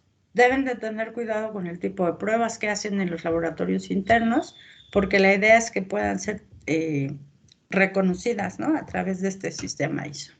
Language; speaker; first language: Spanish; native; Spanish